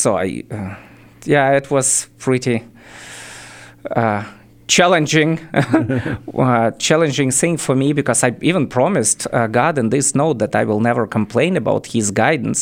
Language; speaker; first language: English; non-native, fluent; Ukrainian